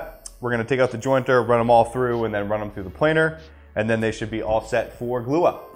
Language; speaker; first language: English; native; English